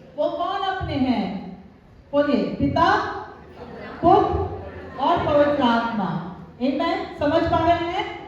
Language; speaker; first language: Hindi; native; Hindi